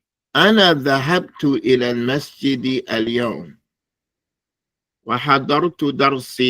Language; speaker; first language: Arabic; non-native, fluent; English